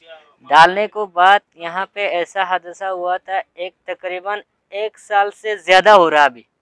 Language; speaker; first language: Hindi; non-native, learner; Rohingya